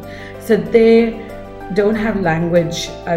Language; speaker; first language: English; non-native, local second language; Kannada